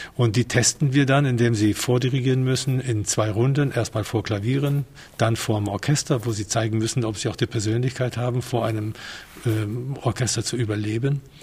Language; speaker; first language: German; non-native, fluent; Spanish